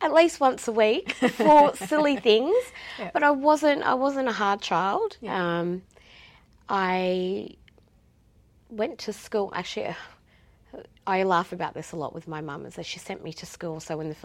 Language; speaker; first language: English; native; English